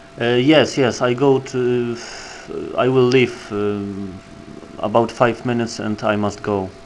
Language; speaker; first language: English; non-native, learner; Polish